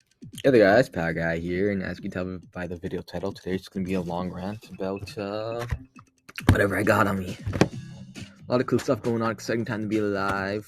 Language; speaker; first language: English; native; English